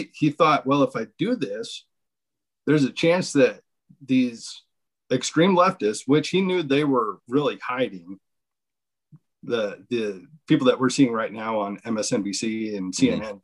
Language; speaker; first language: English; native; English